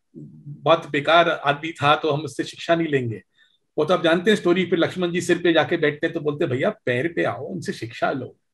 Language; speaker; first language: Hindi; native; Hindi